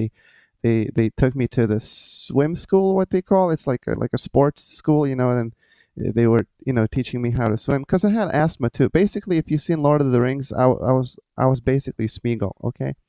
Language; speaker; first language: English; non-native, fluent; Lithuanian